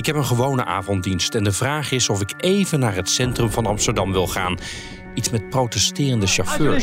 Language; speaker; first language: Dutch; native; Dutch